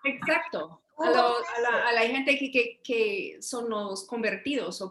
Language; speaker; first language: Spanish; early bilingual, heritage; Spanish